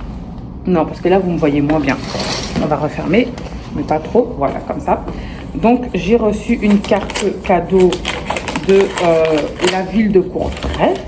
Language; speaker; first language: French; native; French